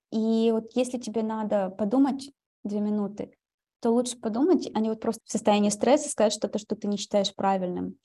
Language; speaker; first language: Russian; early bilingual, heritage; Russian